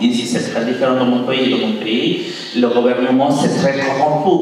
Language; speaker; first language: French; non-native, learner; Spanish